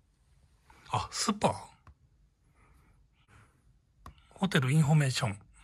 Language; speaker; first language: Japanese; native; Japanese